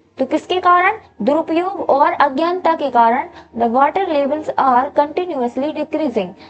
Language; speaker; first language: Hindi; native; Hindi